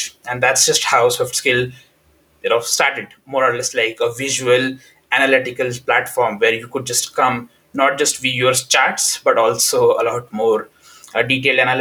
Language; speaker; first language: English; non-native, local second language; Hindi